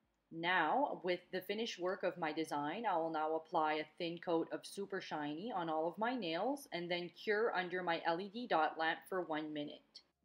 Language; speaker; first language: English; non-native, local second language; French